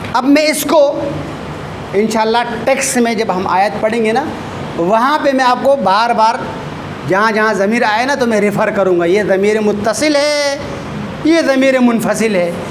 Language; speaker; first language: Urdu; native; Urdu